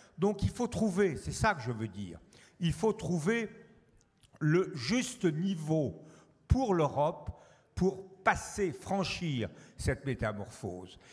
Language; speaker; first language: French; native; French